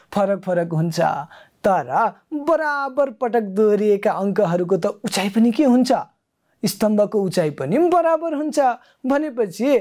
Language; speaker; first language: Nepali; native; Nepali